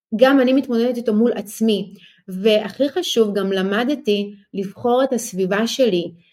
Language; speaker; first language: Hebrew; early bilingual, other home language; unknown